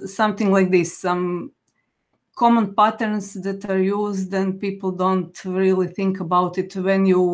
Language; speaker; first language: English; non-native, fluent; Croatian